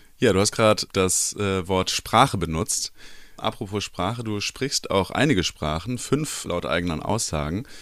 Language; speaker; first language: German; native; German